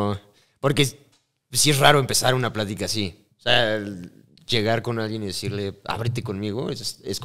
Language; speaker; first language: Spanish; native; Spanish